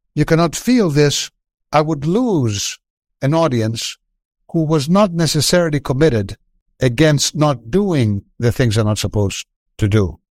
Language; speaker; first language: English; non-native, fluent; Greek